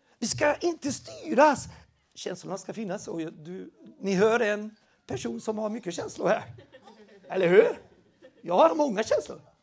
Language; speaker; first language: Swedish; non-native, fluent; Spanish